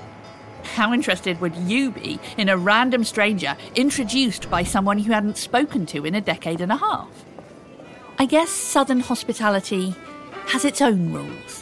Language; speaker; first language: English; native; English